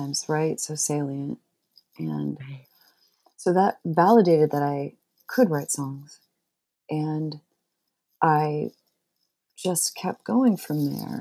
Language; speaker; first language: English; native; English